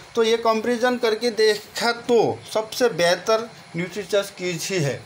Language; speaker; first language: Hindi; non-native, local second language; Assamese